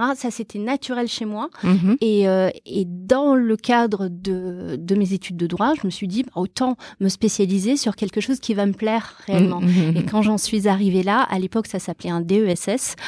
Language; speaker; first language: French; early bilingual, other home language; Portuguese